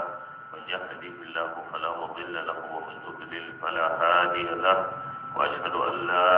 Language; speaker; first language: Arabic; non-native, fluent; Hausa